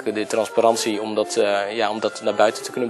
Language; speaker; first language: Dutch; native; Dutch